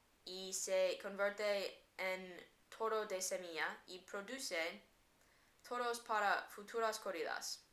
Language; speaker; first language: Spanish; non-native, learner; English